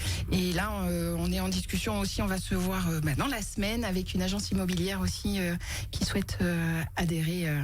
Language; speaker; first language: French; native; French